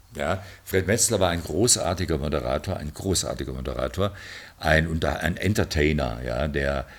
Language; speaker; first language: German; native; German